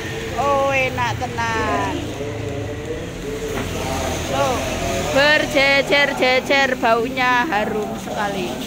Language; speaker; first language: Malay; non-native, local second language; Javanese